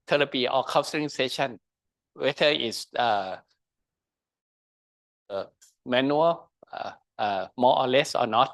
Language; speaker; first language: English; non-native, fluent; Thai